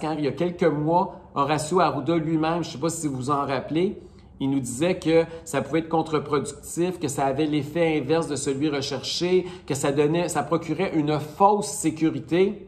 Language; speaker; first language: French; native; French